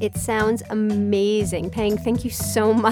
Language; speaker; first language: English; native; English